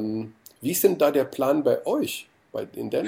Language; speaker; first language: German; native; German